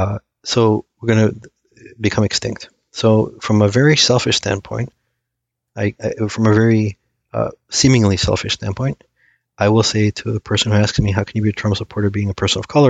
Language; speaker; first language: English; early bilingual, other home language; Assyrian Neo-Aramaic